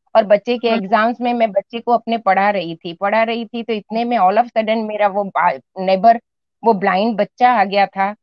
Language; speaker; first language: Hindi; non-native, local second language; Sindhi